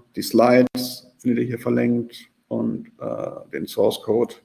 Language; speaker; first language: German; native; German